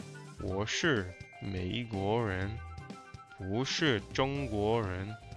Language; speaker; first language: Chinese; non-native, learner; English